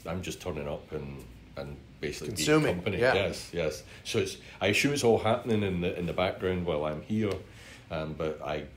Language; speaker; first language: English; native; English